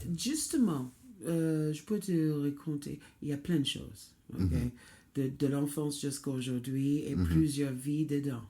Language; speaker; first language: French; non-native, fluent; English